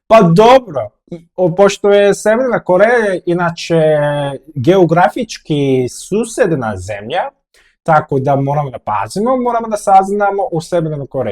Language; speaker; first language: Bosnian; non-native, fluent; Korean